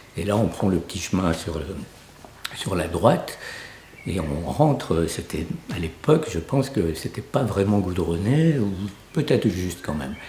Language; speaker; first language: French; native; French